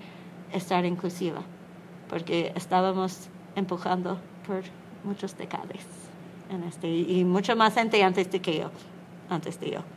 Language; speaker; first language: Spanish; non-native, learner; English